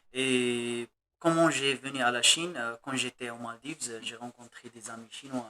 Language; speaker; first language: French; non-native, local second language; Arabic